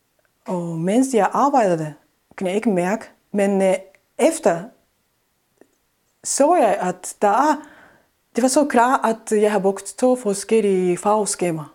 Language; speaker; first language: Danish; non-native, fluent; Japanese